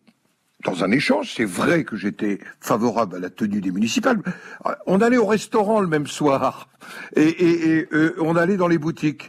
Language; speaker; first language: French; native; French